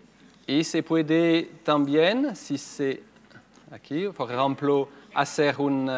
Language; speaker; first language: Spanish; non-native, fluent; French